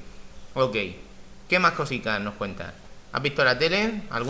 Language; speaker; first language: Spanish; native; Spanish